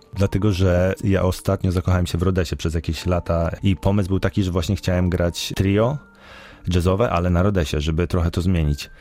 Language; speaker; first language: Polish; early bilingual, heritage; Polish